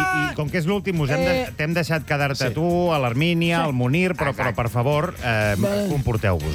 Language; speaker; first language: Catalan; native; Catalan